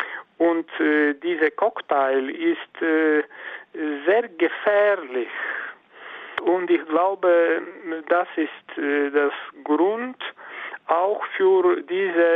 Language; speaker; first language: German; non-native, fluent; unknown